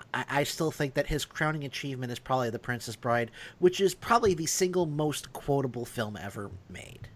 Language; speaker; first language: English; early bilingual, other home language; Italian